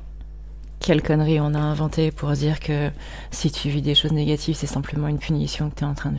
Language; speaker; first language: French; native; French